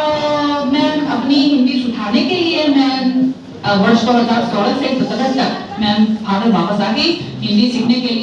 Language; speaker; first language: Hindi; non-native, fluent; Chinese